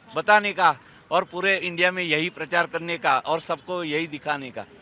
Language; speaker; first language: Hindi; non-native, local second language; Gujarati